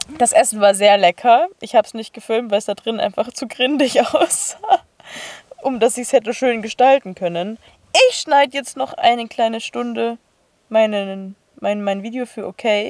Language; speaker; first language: German; native; German